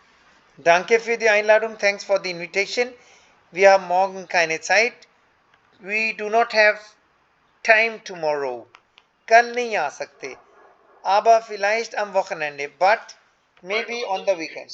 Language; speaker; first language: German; non-native, fluent; Hindi